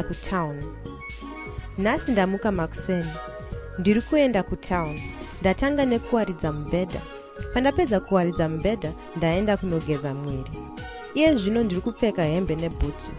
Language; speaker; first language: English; non-native, local second language; Shona